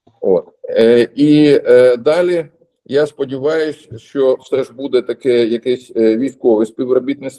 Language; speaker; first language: Ukrainian; non-native, local second language; Russian